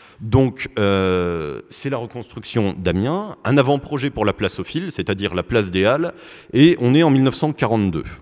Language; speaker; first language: French; native; French